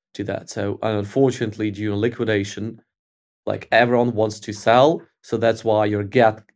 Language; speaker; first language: English; non-native, fluent; Ukrainian